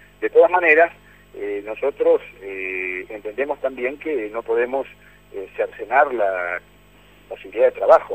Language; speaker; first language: Spanish; native; Spanish